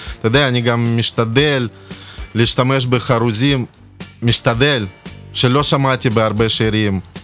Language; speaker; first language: Hebrew; early bilingual, other home language; Russian